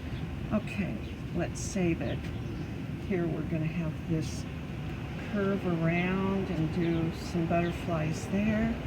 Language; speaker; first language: English; native; English